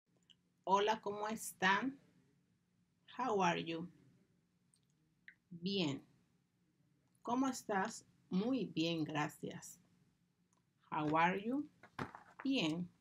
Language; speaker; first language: Spanish; non-native, learner; English